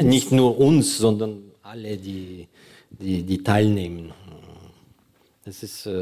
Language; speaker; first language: German; non-native, fluent; Ukrainian